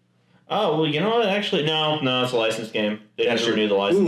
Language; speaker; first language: English; native; English